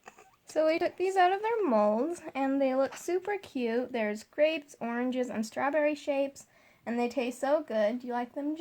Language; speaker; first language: English; native; English